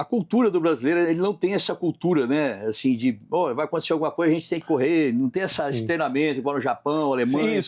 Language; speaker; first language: Portuguese; native; Portuguese